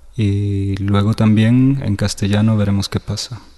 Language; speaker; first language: Spanish; native; Spanish